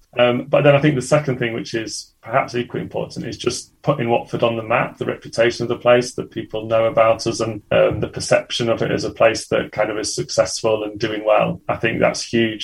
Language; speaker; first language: English; native; English